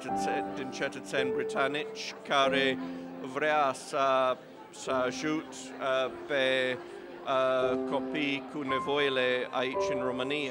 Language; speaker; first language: Romanian; non-native, learner; English